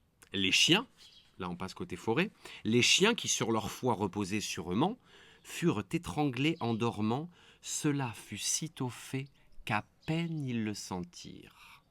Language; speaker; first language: French; native; French